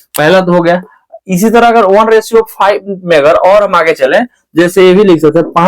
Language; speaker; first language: Hindi; native; Hindi